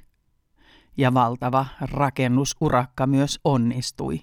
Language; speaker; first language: Finnish; early bilingual, heritage; Finnish